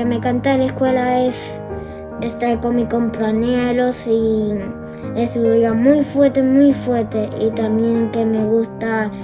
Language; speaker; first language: Spanish; non-native, learner; English